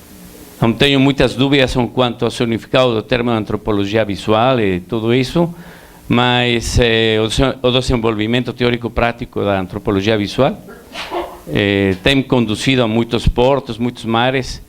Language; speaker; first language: Portuguese; non-native, learner; Spanish